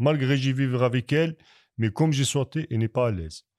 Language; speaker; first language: French; non-native, learner; Kabyle